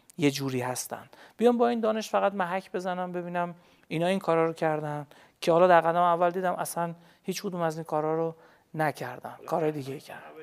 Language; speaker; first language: Persian; native; Persian